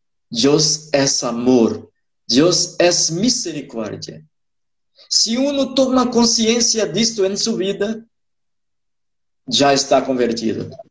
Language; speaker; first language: Spanish; non-native, fluent; Portuguese